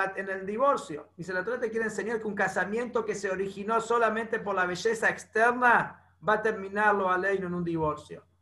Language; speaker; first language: Spanish; native; Spanish